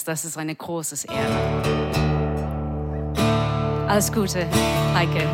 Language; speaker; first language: German; non-native, learner; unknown